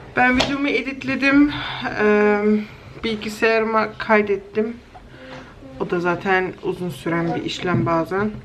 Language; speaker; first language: Turkish; early bilingual, heritage; Turkish